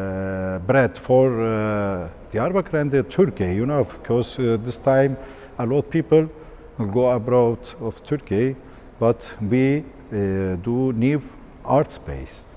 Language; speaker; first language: English; non-native, learner; Turkish